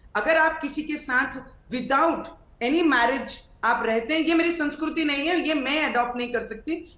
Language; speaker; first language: Hindi; non-native, local second language; Marathi